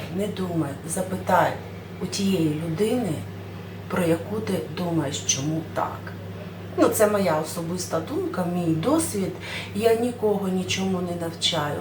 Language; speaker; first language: Ukrainian; non-native, local second language; Russian